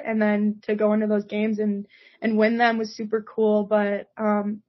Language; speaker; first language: English; native; English